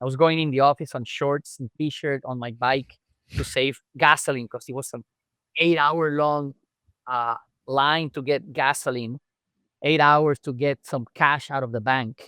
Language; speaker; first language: English; non-native, local second language; Spanish